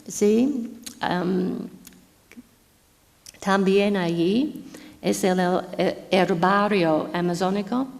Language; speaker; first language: Spanish; non-native, fluent; English